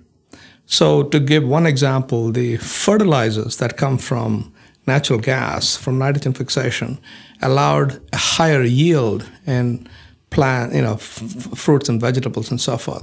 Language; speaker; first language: English; non-native, local second language; Malayalam